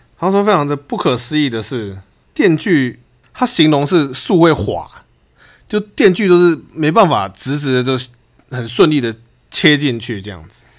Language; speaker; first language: Chinese; native; Chinese